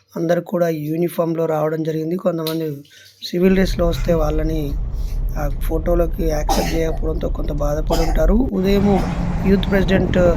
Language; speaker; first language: Telugu; native; Telugu